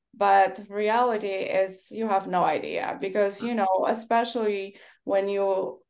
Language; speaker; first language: English; non-native, fluent; Polish